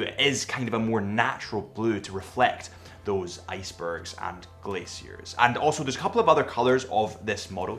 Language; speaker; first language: English; native; English